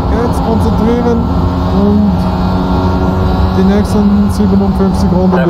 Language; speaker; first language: German; native; German